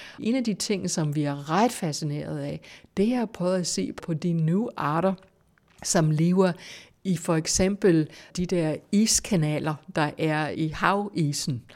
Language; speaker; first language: Danish; non-native, fluent; English